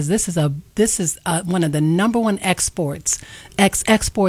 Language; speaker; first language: English; native; English